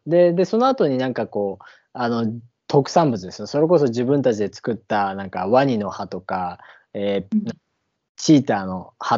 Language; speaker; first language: Japanese; native; Japanese